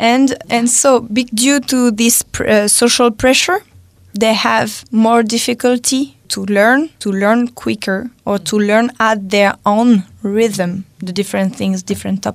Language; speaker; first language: English; non-native, fluent; French